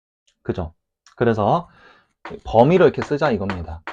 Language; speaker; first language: Korean; native; Korean